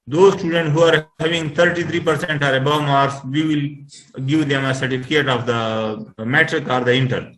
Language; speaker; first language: English; non-native, local second language; Urdu